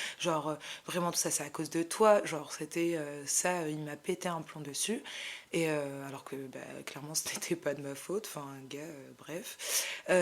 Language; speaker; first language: French; non-native, local second language; Arabic